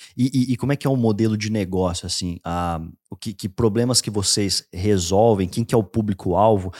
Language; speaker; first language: Portuguese; native; Portuguese